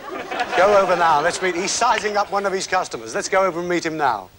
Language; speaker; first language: English; native; English